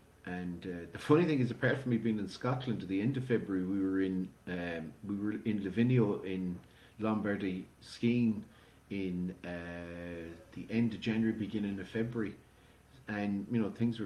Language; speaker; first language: English; native; English